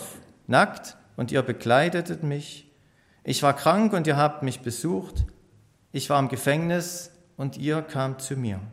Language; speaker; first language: German; native; German